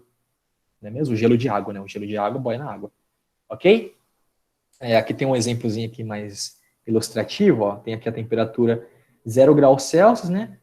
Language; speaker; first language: Portuguese; native; Portuguese